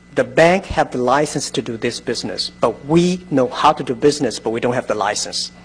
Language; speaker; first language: English; non-native, fluent; Chinese